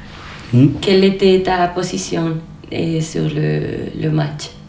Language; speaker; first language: French; non-native, learner; Spanish